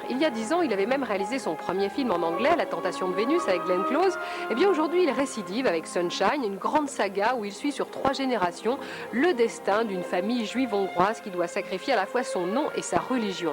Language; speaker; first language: French; native; French